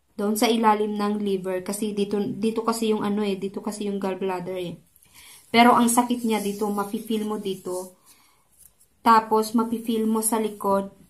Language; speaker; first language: Filipino; non-native, local second language; Cebuano